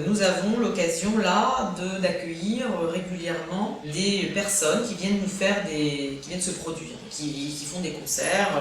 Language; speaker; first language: French; native; French